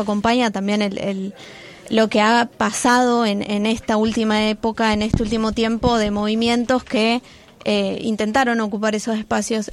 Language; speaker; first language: Spanish; native; Spanish